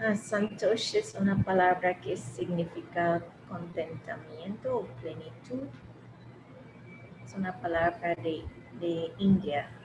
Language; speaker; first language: Spanish; early bilingual, heritage; English